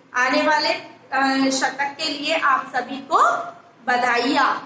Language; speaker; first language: Hindi; non-native, local second language; Marathi